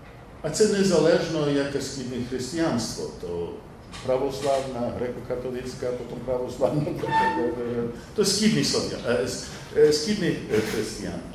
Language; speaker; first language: Polish; non-native, learner; English